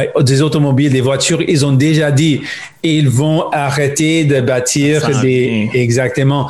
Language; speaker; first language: French; non-native, local second language; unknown